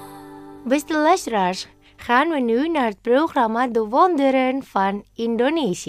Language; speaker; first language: Dutch; non-native, fluent; Indonesian